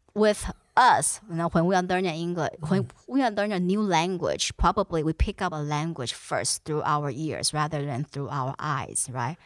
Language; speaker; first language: English; non-native, fluent; Chinese